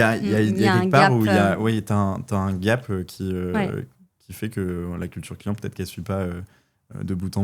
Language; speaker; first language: French; native; French